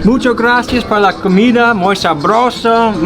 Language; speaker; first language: Spanish; non-native, learner; English